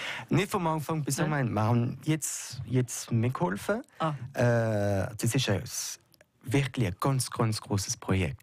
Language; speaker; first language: German; non-native, local second language; French